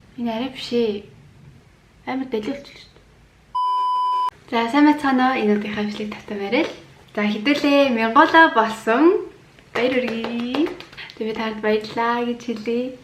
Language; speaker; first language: Mongolian; native; Mongolian